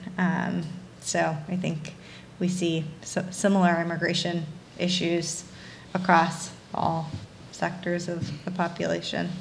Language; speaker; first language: English; early bilingual, other home language; Persian